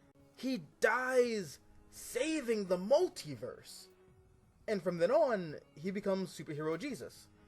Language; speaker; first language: English; native; English